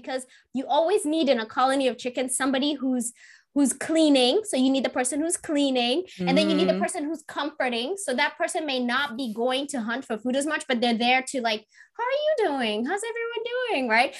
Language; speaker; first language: English; non-native, local second language; Kikuyu